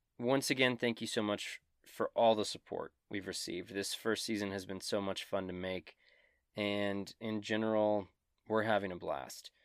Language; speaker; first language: English; native; English